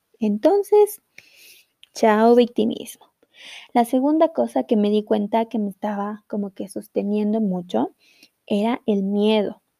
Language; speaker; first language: Spanish; native; Spanish